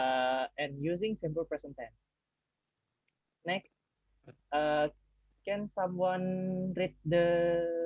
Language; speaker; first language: English; non-native, learner; Indonesian